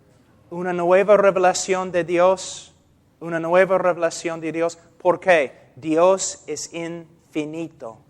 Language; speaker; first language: Spanish; non-native, fluent; English